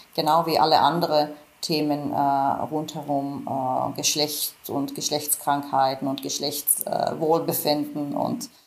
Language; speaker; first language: German; non-native, fluent; Finnish